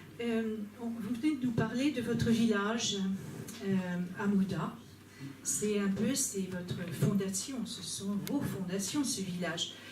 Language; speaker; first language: French; native; French